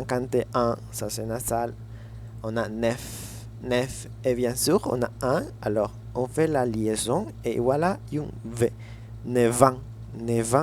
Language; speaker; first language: French; non-native, fluent; Spanish